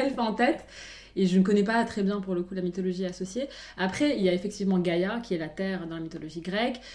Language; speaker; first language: French; non-native, local second language; Arabic